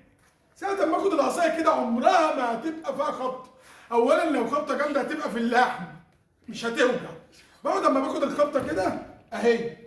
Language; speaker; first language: Arabic; native; Arabic